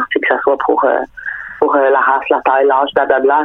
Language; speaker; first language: French; early bilingual, other home language; Danish